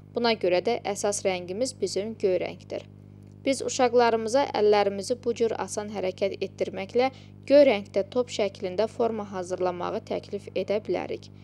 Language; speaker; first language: Azerbaijani; non-native, local second language; Georgian